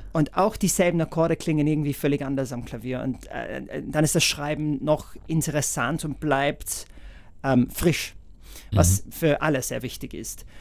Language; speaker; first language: German; non-native, fluent; English